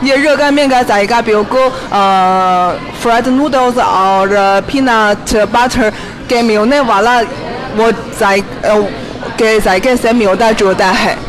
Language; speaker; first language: Hindi; non-native, fluent; Chinese